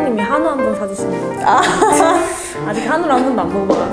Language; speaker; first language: Korean; native; Korean